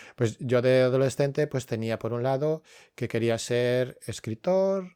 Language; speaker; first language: Spanish; non-native, local second language; Galician